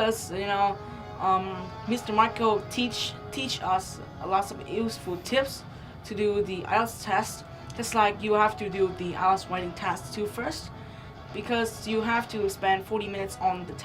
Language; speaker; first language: English; non-native, learner; Vietnamese